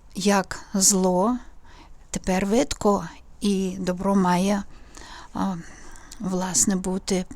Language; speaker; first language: Ukrainian; native; Ukrainian